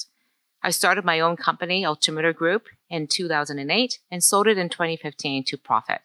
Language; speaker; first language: English; early bilingual, other home language; Chinese